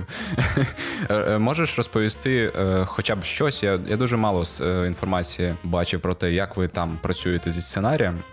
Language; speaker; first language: Ukrainian; native; Ukrainian